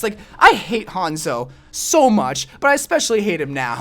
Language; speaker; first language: English; native; English